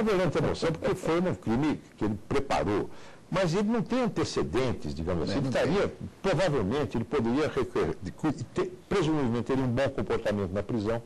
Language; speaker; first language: Portuguese; native; Portuguese